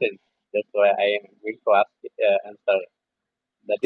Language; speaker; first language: English; non-native, learner; Bangla